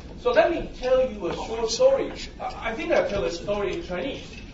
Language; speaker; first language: English; non-native, fluent; Chinese